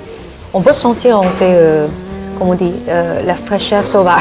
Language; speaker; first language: French; non-native, learner; Chinese